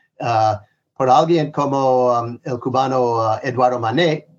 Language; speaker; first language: Spanish; non-native, fluent; English